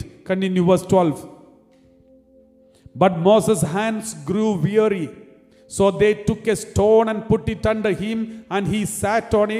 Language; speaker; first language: English; non-native, local second language; Malayalam